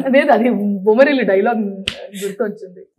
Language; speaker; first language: Telugu; non-native, learner; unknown